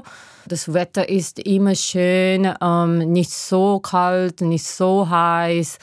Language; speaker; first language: German; non-native, learner; Japanese